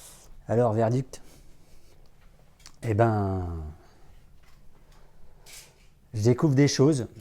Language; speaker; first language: French; native; French